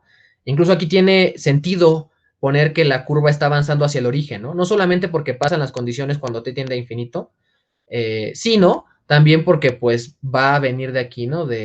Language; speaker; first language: Spanish; native; Spanish